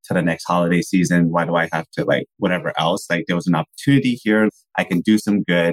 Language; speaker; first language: English; native; English